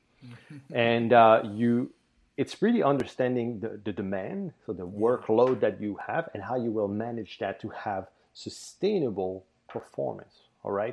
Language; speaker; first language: English; non-native, fluent; French